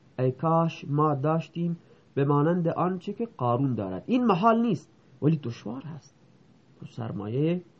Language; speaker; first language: Persian; non-native, local second language; Baluchi